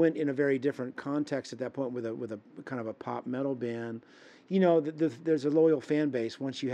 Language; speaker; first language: English; native; English